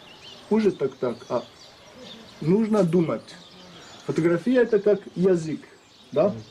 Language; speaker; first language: Russian; non-native, learner; French